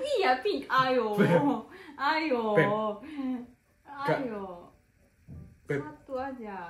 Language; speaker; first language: Indonesian; non-native, learner; Turkish